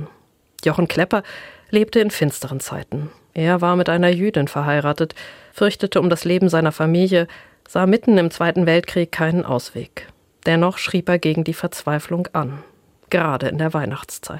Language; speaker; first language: German; native; German